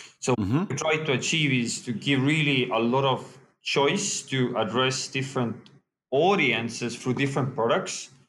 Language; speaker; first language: English; non-native, fluent; Estonian